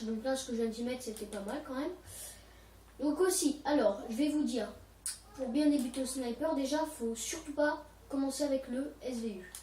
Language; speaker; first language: French; native; French